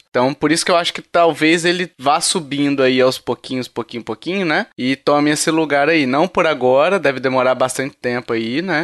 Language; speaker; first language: Portuguese; native; Portuguese